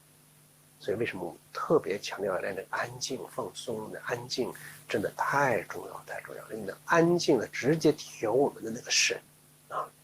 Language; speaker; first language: Chinese; native; Chinese